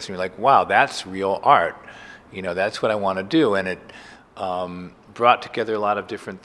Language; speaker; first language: English; native; English